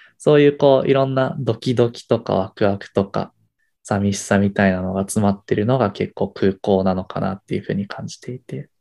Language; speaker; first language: Japanese; early bilingual, heritage; Japanese